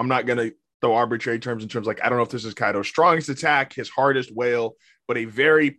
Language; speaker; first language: English; native; English